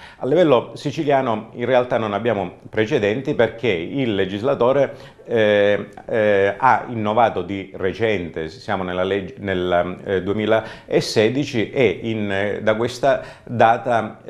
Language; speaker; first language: Italian; native; Italian